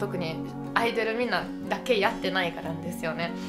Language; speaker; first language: Japanese; non-native, fluent; Italian